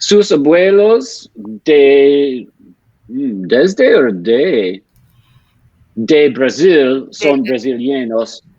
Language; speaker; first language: Spanish; non-native, learner; English